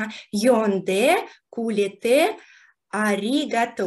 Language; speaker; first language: Japanese; non-native, learner; Russian